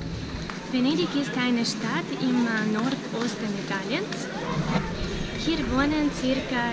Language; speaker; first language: German; non-native, fluent; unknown